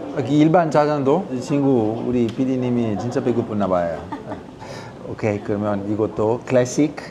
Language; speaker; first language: Korean; non-native, fluent; Italian